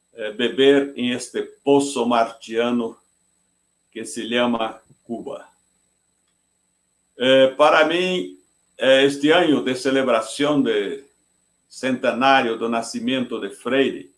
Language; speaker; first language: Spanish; non-native, fluent; Portuguese